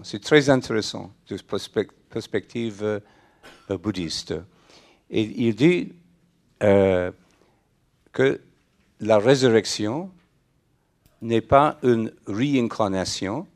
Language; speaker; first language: French; non-native, fluent; English